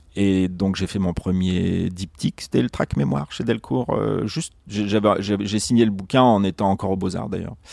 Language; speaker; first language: French; native; French